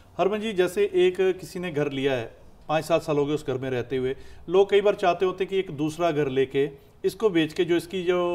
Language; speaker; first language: Hindi; non-native, local second language; Punjabi